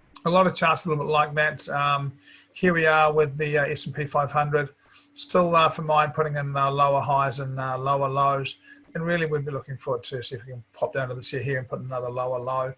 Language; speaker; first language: English; native; English